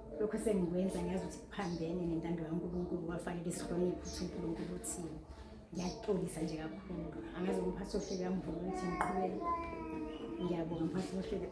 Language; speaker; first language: Zulu; native; Zulu